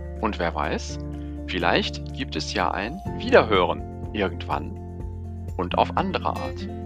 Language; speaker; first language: German; native; German